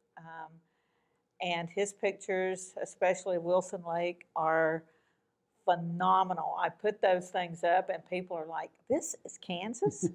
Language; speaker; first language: English; native; English